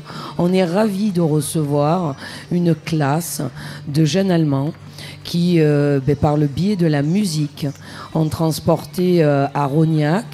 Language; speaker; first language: French; native; French